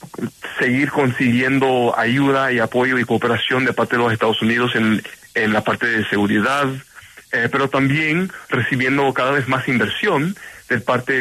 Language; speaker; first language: Spanish; early bilingual, heritage; Spanish